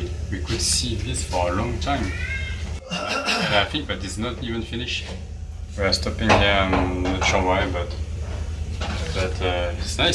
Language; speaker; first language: English; non-native, fluent; French